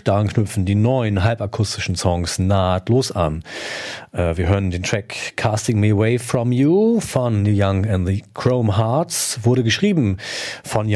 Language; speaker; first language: German; native; German